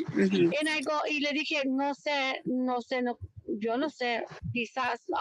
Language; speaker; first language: Spanish; early bilingual, heritage; Spanish